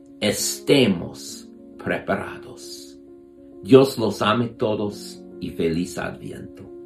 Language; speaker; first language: Spanish; non-native, fluent; English